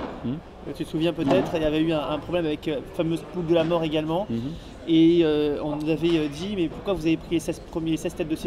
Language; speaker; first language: French; native; French